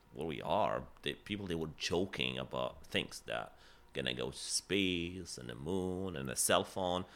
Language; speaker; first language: English; non-native, fluent; Arabic